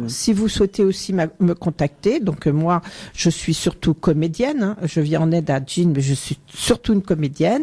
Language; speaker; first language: French; native; French